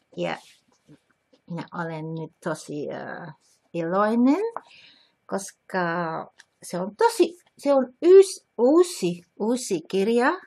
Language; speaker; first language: Finnish; non-native, learner; Dutch